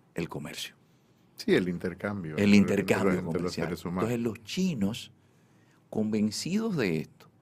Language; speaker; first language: Spanish; native; Spanish